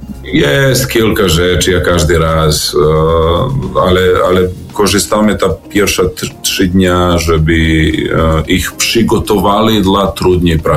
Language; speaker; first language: Polish; non-native, learner; Serbian